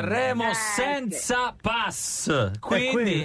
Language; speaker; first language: Italian; native; Italian